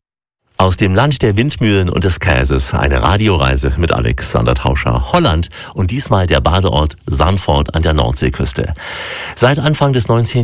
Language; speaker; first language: German; native; German